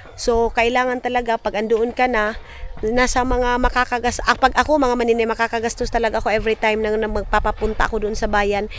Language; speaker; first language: Filipino; non-native, local second language; Cebuano